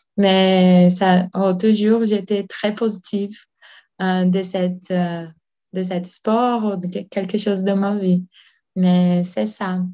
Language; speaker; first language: French; non-native, learner; Portuguese